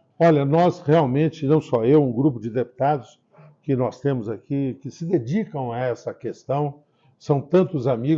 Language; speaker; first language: Portuguese; native; Portuguese